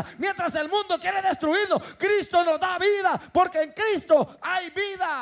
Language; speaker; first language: Spanish; native; Spanish